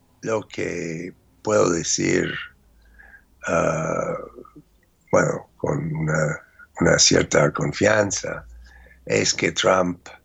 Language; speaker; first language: Spanish; non-native, fluent; English